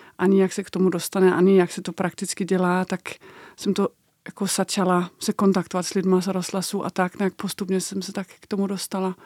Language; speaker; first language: Czech; non-native, fluent; Danish